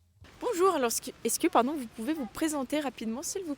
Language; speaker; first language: French; native; French